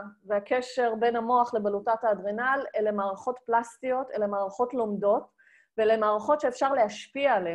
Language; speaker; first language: Hebrew; native; Hebrew